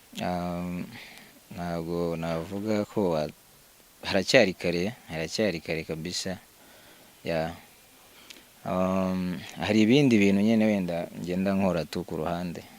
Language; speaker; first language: Kinyarwanda; early bilingual, heritage; Kinyarwanda